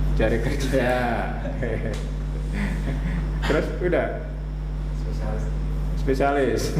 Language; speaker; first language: Indonesian; native; Indonesian